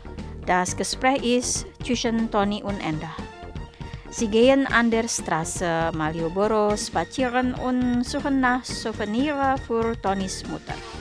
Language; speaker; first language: German; non-native, fluent; Indonesian